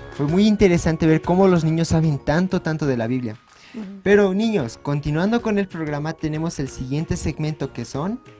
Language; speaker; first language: Spanish; native; Spanish